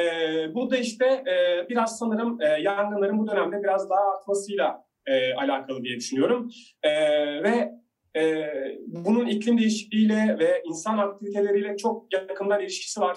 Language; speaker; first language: Turkish; native; Turkish